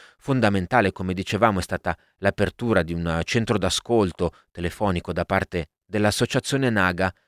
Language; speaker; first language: Italian; native; Italian